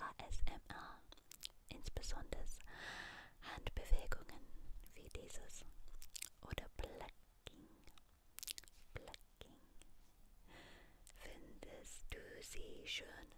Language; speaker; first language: German; non-native, learner; English